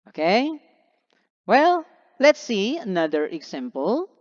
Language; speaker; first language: English; non-native, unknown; Indonesian